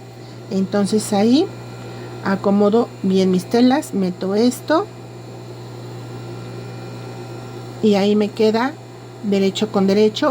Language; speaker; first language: Spanish; native; Spanish